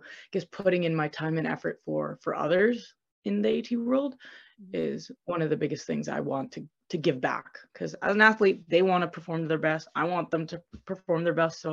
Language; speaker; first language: English; native; English